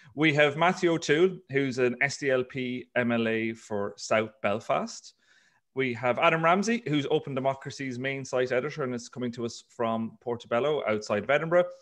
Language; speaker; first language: English; native; English